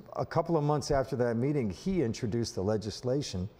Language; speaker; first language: English; native; English